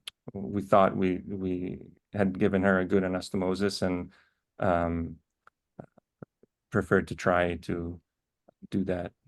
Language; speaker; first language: English; native; English